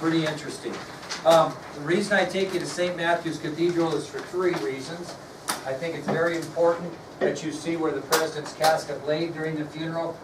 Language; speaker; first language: English; native; English